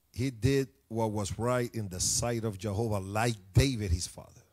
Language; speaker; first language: English; non-native, fluent; Spanish